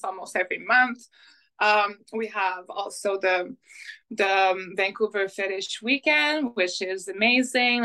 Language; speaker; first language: English; non-native, fluent; French